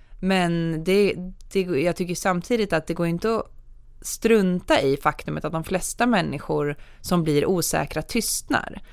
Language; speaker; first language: Swedish; native; Swedish